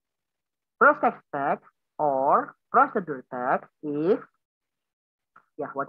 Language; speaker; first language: English; non-native, learner; Indonesian